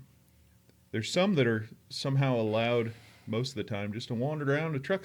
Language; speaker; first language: English; native; English